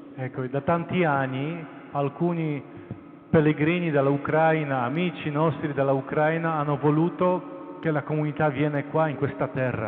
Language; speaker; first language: Italian; non-native, fluent; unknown